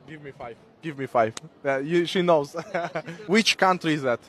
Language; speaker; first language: English; non-native, learner; Turkmen